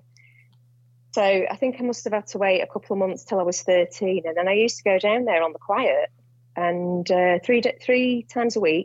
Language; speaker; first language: English; native; English